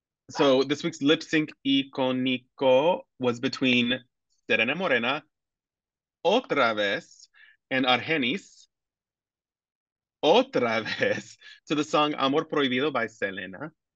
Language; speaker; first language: English; native; English